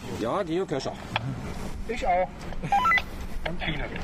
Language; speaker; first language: German; native; German